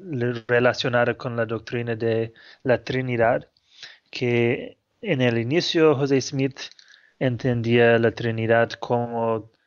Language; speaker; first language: Spanish; non-native, fluent; English